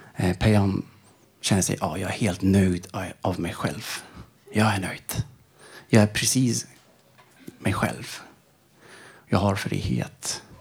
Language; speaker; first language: Swedish; non-native, fluent; Persian